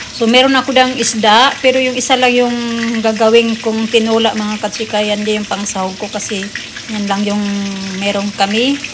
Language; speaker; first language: Filipino; native; Filipino